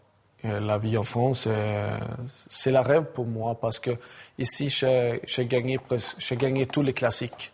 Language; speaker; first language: French; non-native, learner; Swedish